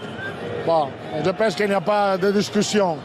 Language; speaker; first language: French; non-native, learner; Italian